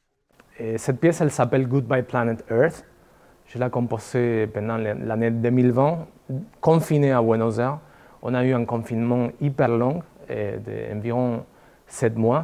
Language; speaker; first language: French; non-native, fluent; Spanish